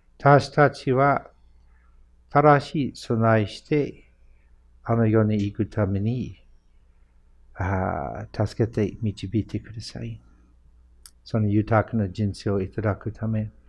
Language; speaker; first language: Japanese; non-native, fluent; English